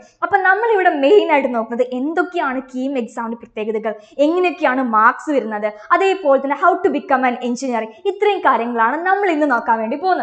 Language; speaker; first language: Malayalam; native; Malayalam